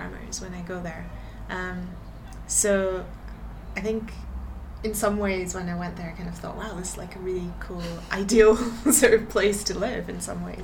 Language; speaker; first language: English; native; English